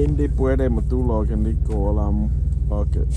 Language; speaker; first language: Filipino; non-native, learner; English